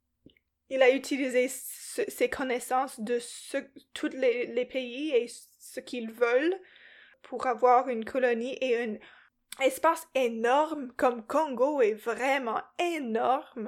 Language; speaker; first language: French; non-native, local second language; English